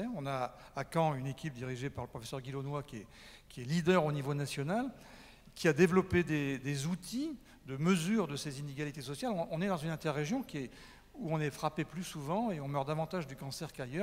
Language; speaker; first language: French; native; French